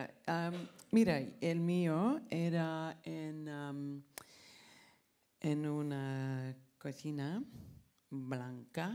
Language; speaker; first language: Spanish; non-native, fluent; English